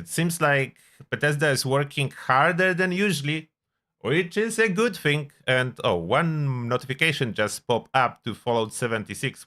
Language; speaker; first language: English; non-native, fluent; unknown